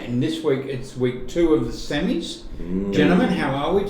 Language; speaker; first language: English; native; English